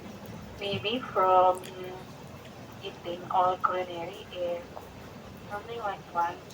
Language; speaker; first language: English; non-native, learner; Indonesian